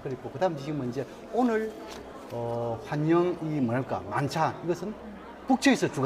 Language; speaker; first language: Korean; native; Korean